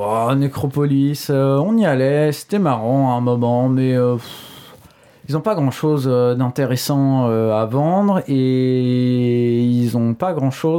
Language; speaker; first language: French; native; French